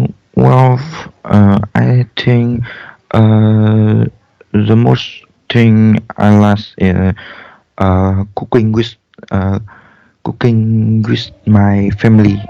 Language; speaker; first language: English; non-native, learner; Vietnamese